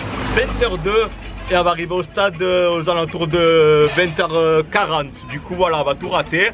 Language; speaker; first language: French; native; French